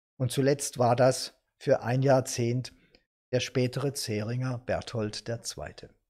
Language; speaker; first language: German; native; German